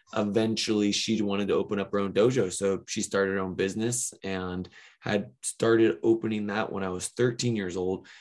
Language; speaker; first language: English; native; English